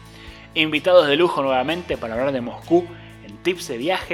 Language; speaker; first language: Spanish; native; Spanish